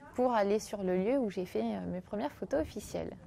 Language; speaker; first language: French; native; French